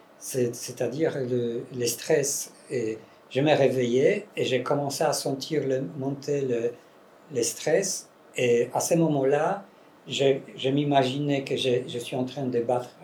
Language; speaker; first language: French; non-native, fluent; Polish